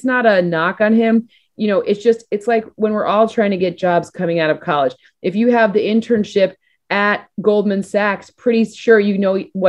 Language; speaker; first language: English; native; English